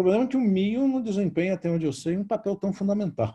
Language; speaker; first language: Portuguese; native; Portuguese